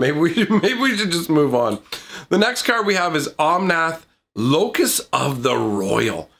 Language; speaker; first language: English; native; English